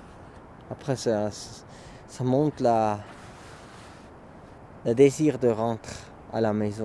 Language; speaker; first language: French; non-native, local second language; German